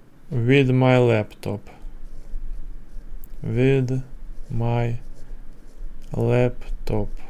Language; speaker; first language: English; non-native, learner; Russian